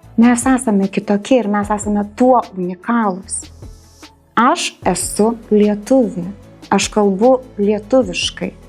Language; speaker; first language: Lithuanian; native; Lithuanian